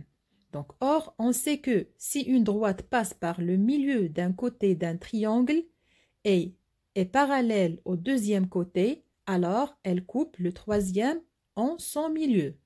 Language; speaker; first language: French; non-native, local second language; Arabic